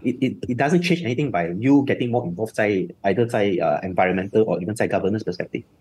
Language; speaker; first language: English; non-native, local second language; Chinese